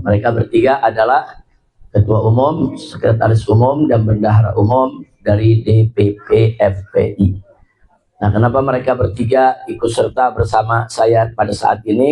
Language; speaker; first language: Indonesian; native; Indonesian